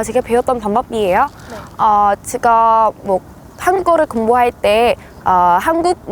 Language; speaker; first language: Korean; non-native, fluent; Vietnamese